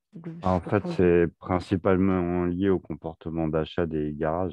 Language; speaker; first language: French; native; French